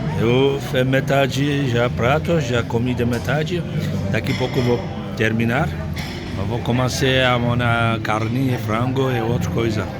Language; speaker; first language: Portuguese; non-native, learner; Turkish